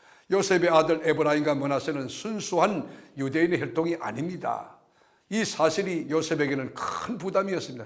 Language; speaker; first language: Korean; native; Korean